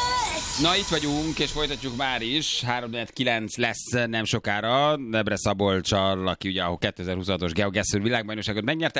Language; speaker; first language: Hungarian; native; Hungarian